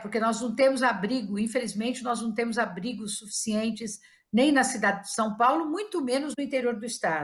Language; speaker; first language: Portuguese; native; Portuguese